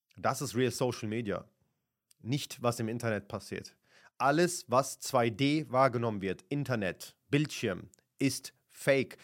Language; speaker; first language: German; early bilingual, other home language; Kurdish